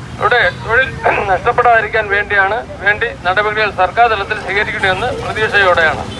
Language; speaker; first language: Malayalam; native; Malayalam